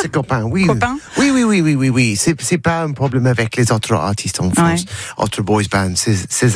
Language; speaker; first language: French; non-native, learner; English